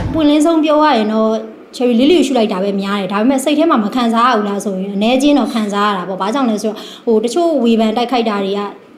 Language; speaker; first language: Burmese; native; Burmese